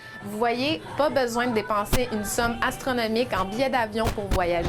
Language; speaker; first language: French; native; French